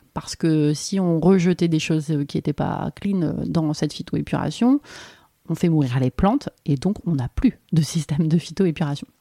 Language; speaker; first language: French; native; French